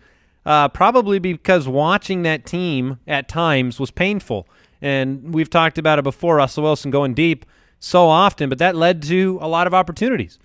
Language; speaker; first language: English; native; English